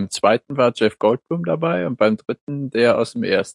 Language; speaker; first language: German; native; German